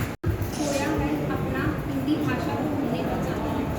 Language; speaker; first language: Hindi; native; Hindi